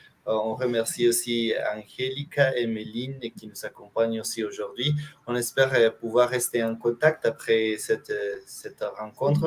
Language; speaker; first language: French; non-native, fluent; Spanish